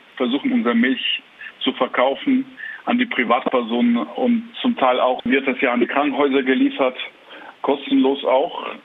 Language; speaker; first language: German; non-native, fluent; Ukrainian